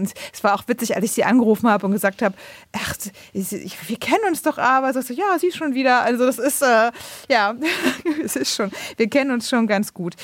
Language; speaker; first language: German; native; German